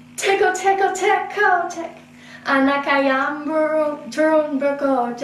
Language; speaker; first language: Indonesian; non-native, learner; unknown